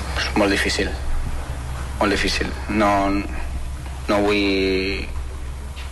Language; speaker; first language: Catalan; non-native, fluent; Spanish